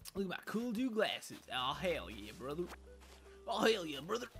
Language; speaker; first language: English; native; English